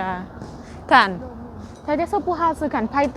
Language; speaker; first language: Chinese; non-native, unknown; Indonesian